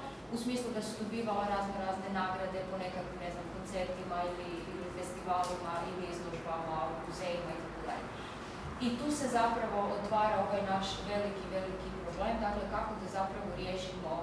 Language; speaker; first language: Croatian; native; Croatian